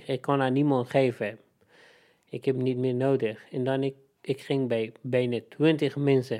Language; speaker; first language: Dutch; non-native, learner; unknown